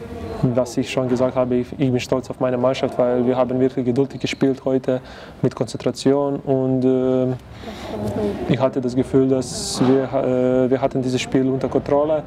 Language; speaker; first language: German; non-native, fluent; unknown